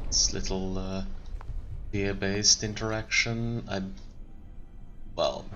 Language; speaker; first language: English; non-native, fluent; German